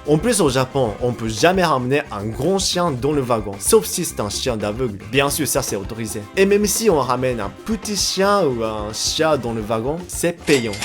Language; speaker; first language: French; non-native, fluent; Japanese